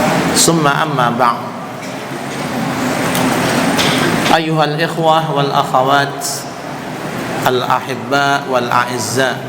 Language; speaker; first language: Arabic; non-native, fluent; Indonesian